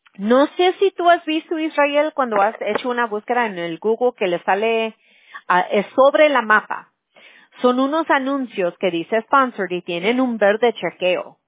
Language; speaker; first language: Spanish; early bilingual, heritage; Spanish